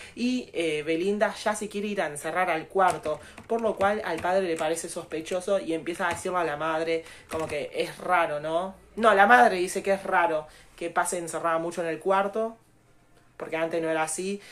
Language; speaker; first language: Spanish; native; Spanish